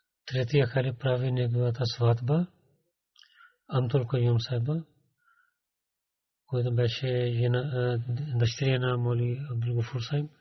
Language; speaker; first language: Bulgarian; non-native, learner; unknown